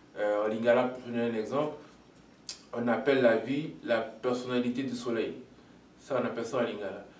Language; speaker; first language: French; non-native, local second language; Lingala